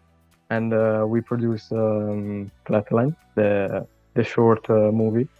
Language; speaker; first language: English; non-native, learner; Italian